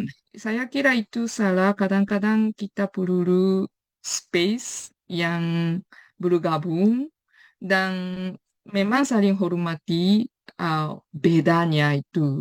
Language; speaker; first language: Indonesian; non-native, fluent; Japanese